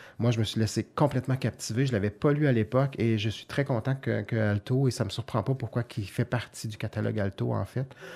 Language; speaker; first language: French; native; French